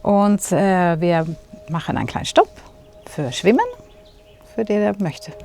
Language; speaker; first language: German; non-native, fluent; Swedish